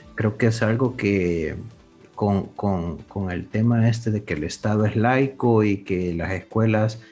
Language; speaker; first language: Spanish; native; Spanish